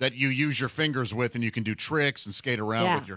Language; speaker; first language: English; native; English